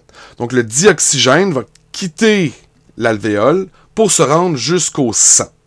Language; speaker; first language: French; native; French